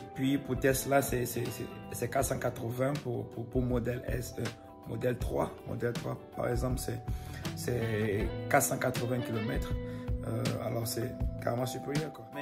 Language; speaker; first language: French; non-native, local second language; Ewe